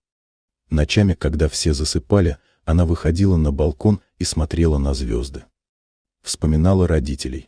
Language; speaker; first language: Russian; native; Russian